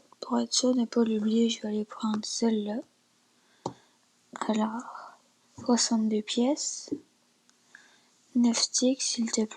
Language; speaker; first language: French; native; French